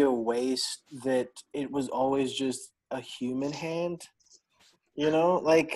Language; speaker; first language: English; non-native, local second language; Filipino